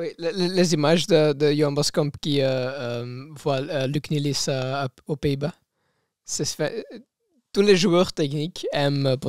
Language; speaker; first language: French; non-native, local second language; Dutch